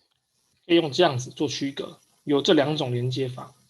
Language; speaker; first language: Chinese; native; Chinese